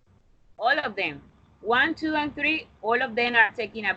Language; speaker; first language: English; non-native, fluent; Spanish